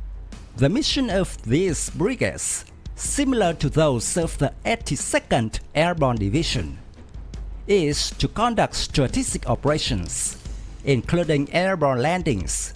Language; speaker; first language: English; non-native, fluent; Vietnamese